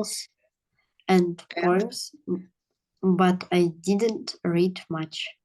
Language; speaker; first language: English; non-native, learner; Russian